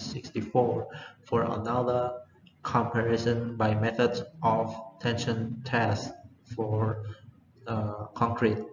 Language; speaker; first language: English; non-native, learner; Indonesian